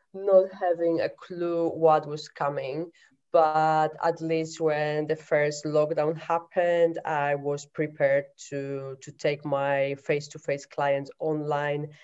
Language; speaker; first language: English; non-native, fluent; Polish